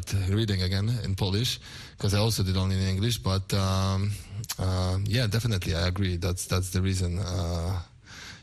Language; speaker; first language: English; non-native, fluent; Polish